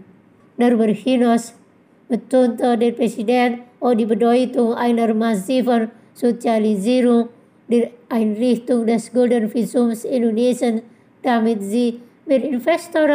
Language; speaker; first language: German; non-native, fluent; Indonesian